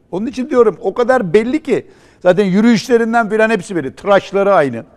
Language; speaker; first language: Turkish; native; Turkish